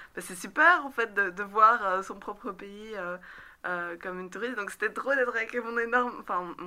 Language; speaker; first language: French; native; French